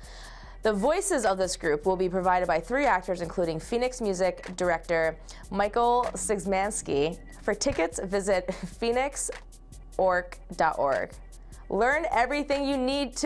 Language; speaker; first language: English; native; English